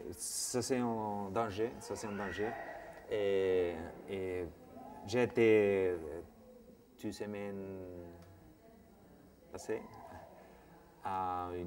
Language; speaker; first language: French; non-native, fluent; Spanish